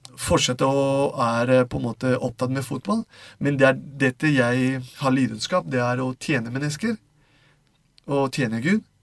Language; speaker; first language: Norwegian; non-native, fluent; Spanish